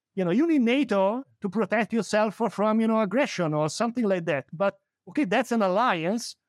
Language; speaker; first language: English; non-native, fluent; Italian